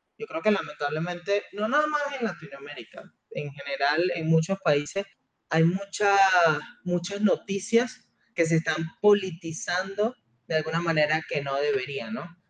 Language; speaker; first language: Spanish; native; Spanish